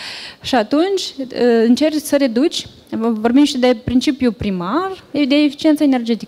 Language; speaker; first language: Romanian; native; Romanian